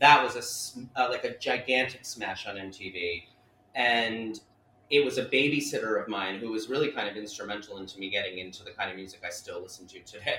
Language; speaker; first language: English; native; English